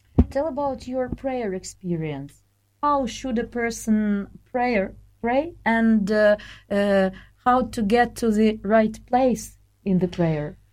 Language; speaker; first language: English; non-native, fluent; Ukrainian